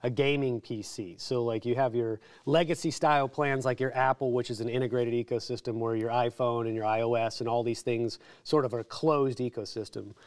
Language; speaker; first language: English; native; English